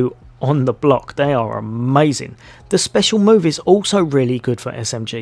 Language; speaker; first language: English; native; English